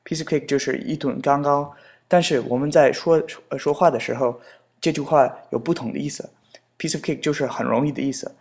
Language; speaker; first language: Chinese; non-native, fluent; English